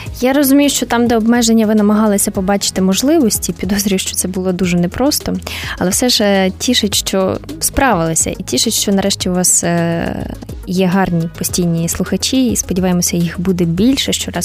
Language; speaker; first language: Ukrainian; native; Ukrainian